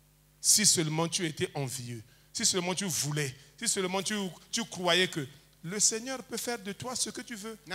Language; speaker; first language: French; native; French